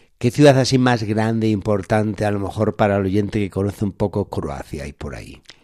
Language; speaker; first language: Spanish; native; Spanish